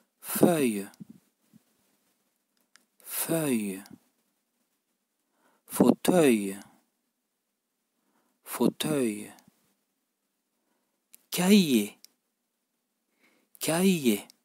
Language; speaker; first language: French; non-native, fluent; Turkish